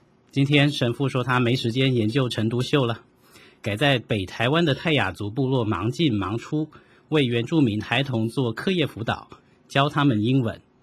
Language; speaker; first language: Chinese; native; Chinese